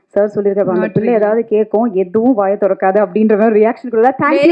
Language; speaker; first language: Tamil; native; Tamil